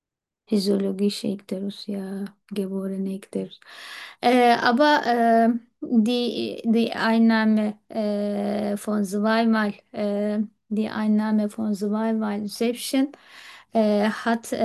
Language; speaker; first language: German; non-native, learner; Turkish